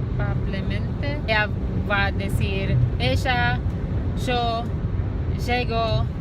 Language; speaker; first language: Spanish; non-native, learner; Romanian